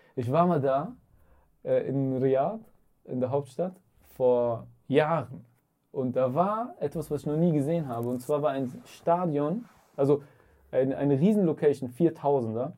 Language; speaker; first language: German; early bilingual, other home language; Arabic